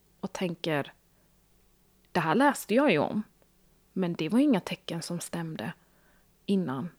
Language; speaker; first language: Swedish; early bilingual, other home language; Gujarati